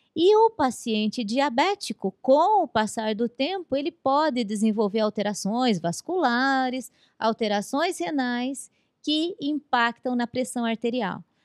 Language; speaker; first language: Portuguese; native; Portuguese